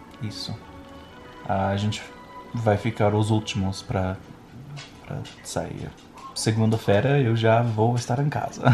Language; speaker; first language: Portuguese; non-native, fluent; English